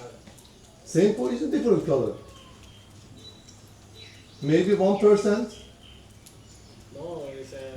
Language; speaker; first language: English; non-native, learner; Turkish